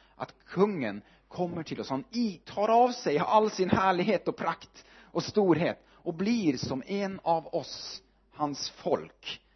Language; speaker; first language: Swedish; non-native, fluent; Norwegian